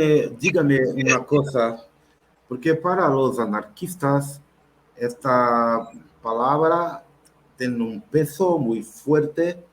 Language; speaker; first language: Spanish; non-native, learner; Portuguese